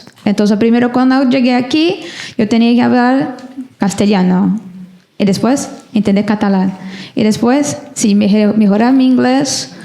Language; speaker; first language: Spanish; non-native, learner; Portuguese